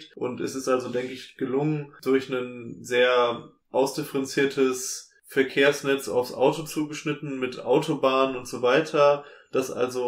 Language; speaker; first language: German; native; German